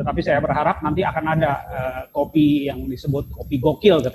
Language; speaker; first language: Indonesian; native; Indonesian